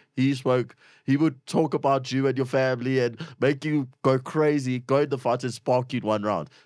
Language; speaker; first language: English; native; English